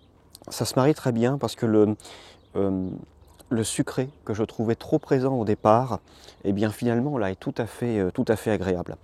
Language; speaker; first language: French; native; French